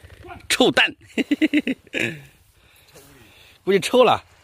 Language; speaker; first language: Chinese; native; Chinese